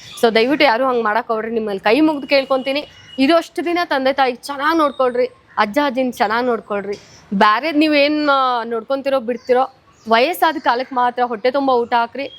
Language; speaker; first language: Kannada; native; Kannada